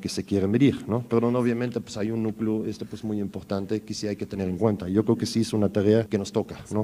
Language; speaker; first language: Spanish; native; Spanish